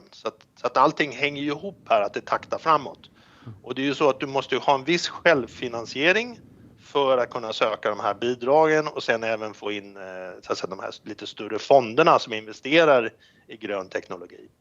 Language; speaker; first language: Swedish; native; Swedish